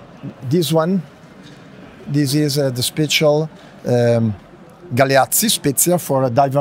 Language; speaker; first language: English; non-native, learner; Italian